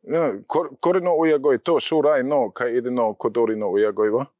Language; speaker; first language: Japanese; non-native, learner; German